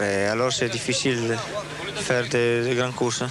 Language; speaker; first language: French; non-native, learner; Italian